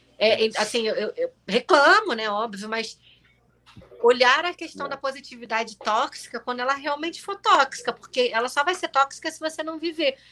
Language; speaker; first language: Portuguese; native; Portuguese